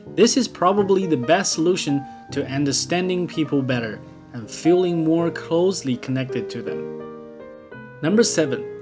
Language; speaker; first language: English; non-native, fluent; Chinese